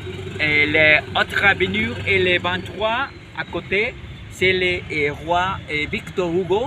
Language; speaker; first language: French; non-native, learner; Spanish